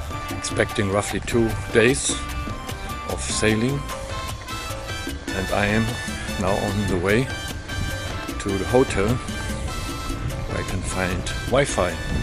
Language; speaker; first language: English; non-native, fluent; German